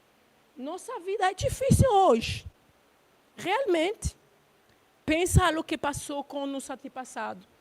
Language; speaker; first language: Portuguese; non-native, learner; Luba-Lulua